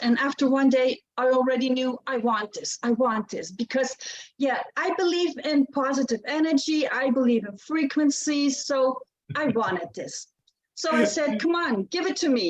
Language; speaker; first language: English; non-native, fluent; Dutch